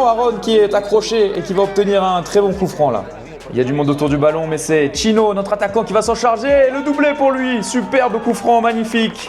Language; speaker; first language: French; native; French